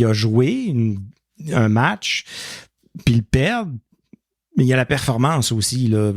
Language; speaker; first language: French; native; French